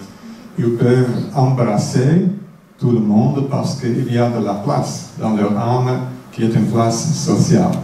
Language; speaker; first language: French; non-native, fluent; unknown